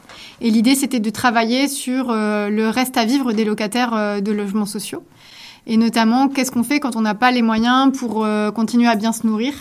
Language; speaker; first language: French; native; French